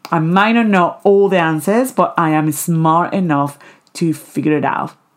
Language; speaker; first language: English; non-native, fluent; Spanish